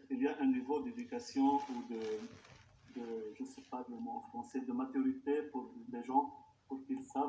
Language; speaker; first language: French; non-native, local second language; Arabic